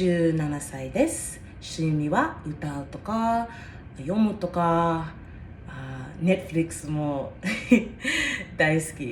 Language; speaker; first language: Japanese; non-native, learner; English